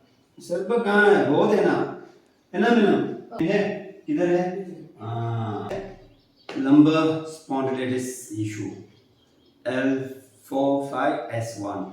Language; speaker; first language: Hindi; non-native, fluent; Tibetan